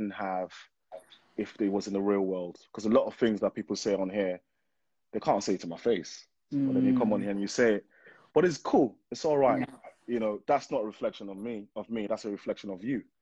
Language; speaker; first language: English; non-native, local second language; Yoruba